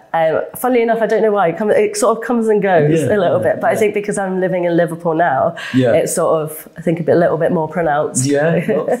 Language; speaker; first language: English; native; English